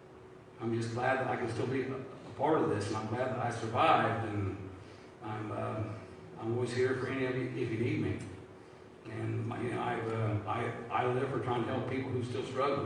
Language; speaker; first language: English; native; English